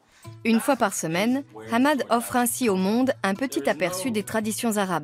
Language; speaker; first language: French; native; French